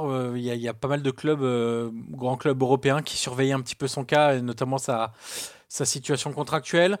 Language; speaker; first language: French; native; French